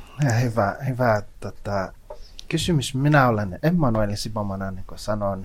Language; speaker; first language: Finnish; non-native, fluent; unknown